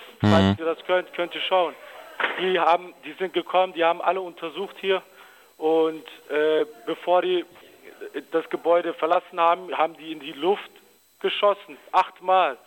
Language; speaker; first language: German; early bilingual, other home language; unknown